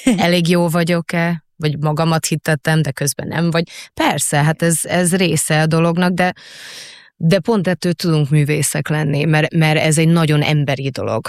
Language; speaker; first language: Hungarian; early bilingual, heritage; Hungarian